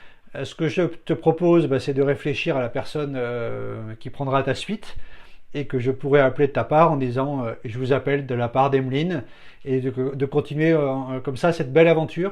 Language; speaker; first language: French; native; French